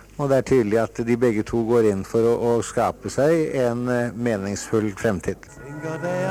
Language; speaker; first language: Norwegian; native; Norwegian